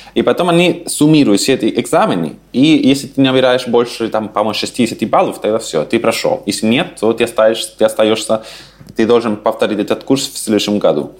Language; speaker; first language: Russian; non-native, fluent; Spanish